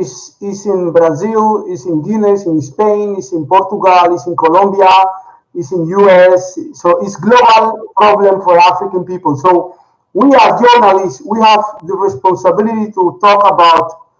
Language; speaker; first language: English; non-native, learner; Spanish